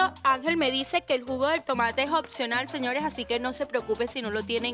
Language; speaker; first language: Spanish; native; Spanish